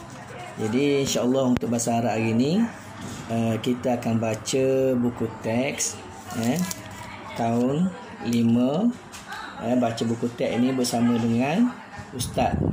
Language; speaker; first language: Malay; native; Malay